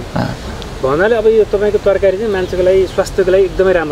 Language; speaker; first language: Nepali; native; Nepali